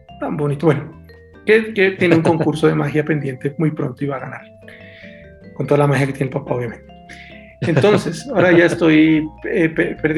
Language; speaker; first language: Spanish; native; Spanish